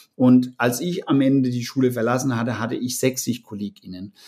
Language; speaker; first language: German; non-native, fluent; Danish